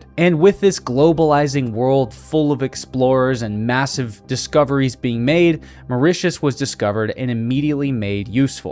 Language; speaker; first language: English; native; English